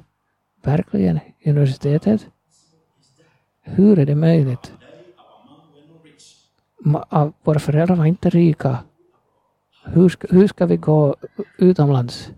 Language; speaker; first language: Swedish; non-native, fluent; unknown